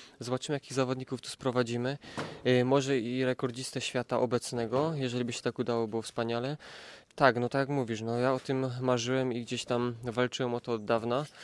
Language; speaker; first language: Polish; native; Polish